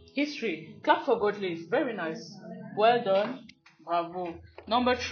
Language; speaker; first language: English; non-native, fluent; French